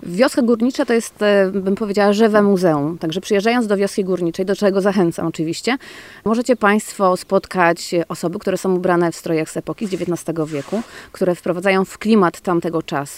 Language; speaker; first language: Polish; native; Polish